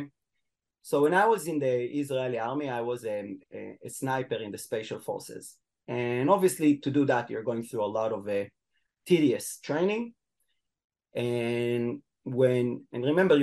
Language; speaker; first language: English; non-native, fluent; Hebrew